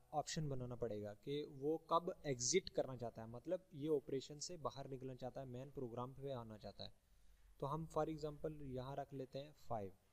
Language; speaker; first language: Hindi; native; Hindi